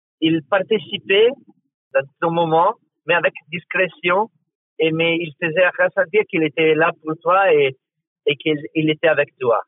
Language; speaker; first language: French; non-native, fluent; Italian